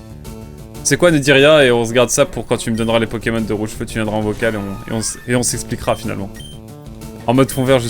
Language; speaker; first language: French; native; French